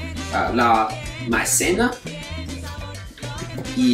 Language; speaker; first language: Spanish; non-native, learner; English